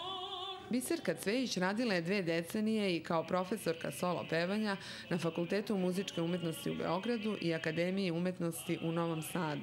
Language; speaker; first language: Serbian; native; Serbian